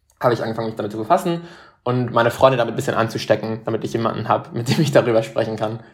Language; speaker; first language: German; non-native, fluent; Spanish